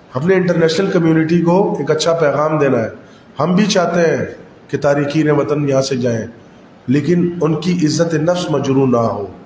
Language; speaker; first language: Urdu; non-native, local second language; Pashto